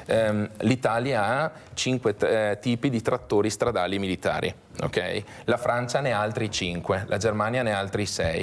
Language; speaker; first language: Italian; native; Italian